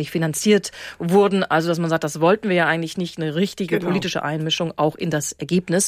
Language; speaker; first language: German; native; German